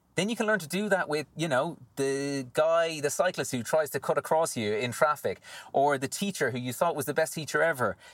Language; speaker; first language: English; native; English